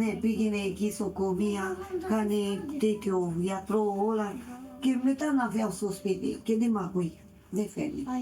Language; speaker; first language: Greek; non-native, learner; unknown